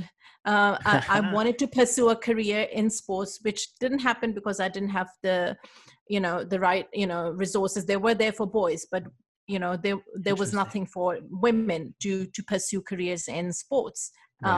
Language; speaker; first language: English; non-native, local second language; Urdu